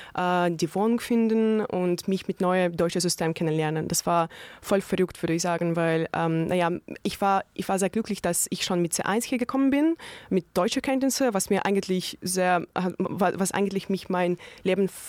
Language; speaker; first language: German; non-native, learner; Ukrainian